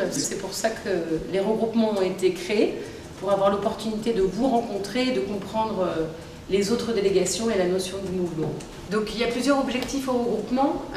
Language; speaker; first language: French; native; French